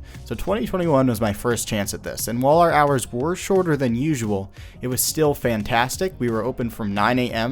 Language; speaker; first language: English; native; English